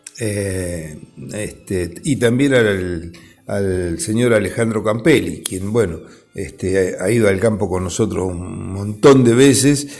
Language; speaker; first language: Spanish; native; Spanish